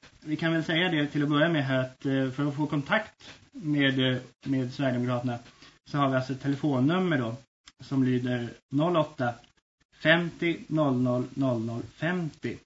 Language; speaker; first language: Swedish; native; Swedish